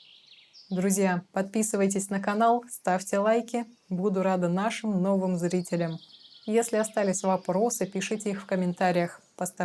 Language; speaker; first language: Russian; native; Russian